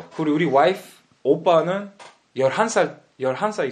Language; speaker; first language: Korean; early bilingual, heritage; English